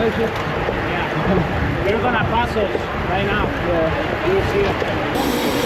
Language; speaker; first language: English; non-native, learner; Spanish